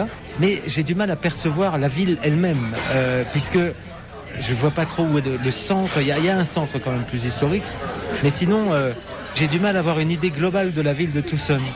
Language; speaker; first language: French; native; French